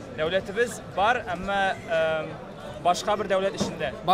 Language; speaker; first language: Turkish; non-native, learner; Tatar